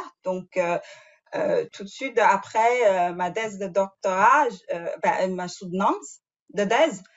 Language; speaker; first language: French; non-native, fluent; Chinese